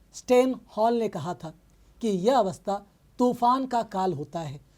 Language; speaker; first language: Hindi; non-native, local second language; Telugu